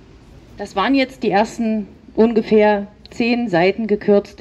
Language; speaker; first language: German; native; German